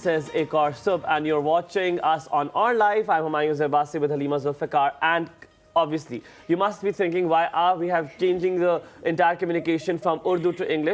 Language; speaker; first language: English; non-native, fluent; Urdu